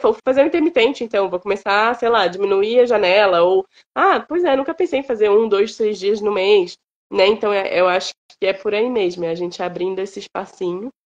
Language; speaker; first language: Portuguese; native; Portuguese